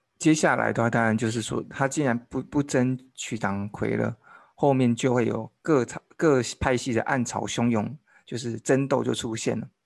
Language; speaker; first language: Chinese; native; Chinese